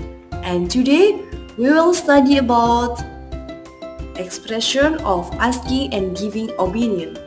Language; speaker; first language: English; non-native, learner; Indonesian